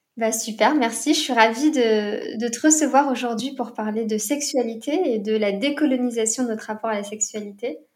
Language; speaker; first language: French; native; French